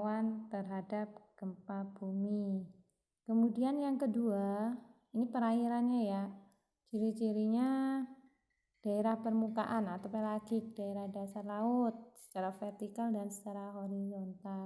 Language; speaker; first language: Indonesian; native; Indonesian